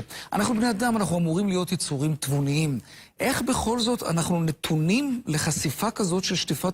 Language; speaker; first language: Hebrew; native; Hebrew